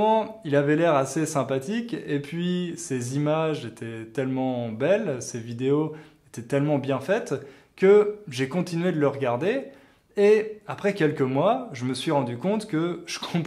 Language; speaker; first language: French; native; French